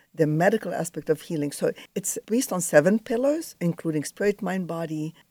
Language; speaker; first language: English; non-native, fluent; Arabic